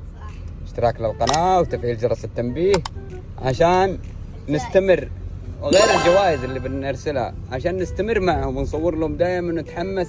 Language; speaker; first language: Arabic; native; Arabic